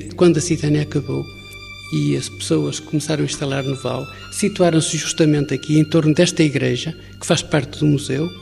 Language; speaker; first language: Portuguese; native; Portuguese